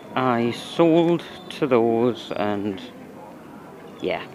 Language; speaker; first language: English; native; English